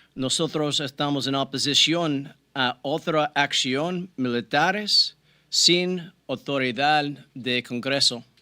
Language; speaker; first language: Spanish; non-native, learner; English